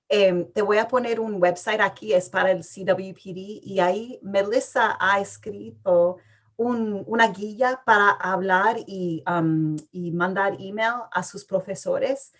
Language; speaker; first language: Spanish; early bilingual, heritage; English